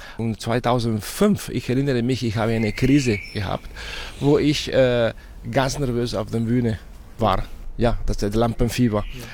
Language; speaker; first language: German; non-native, fluent; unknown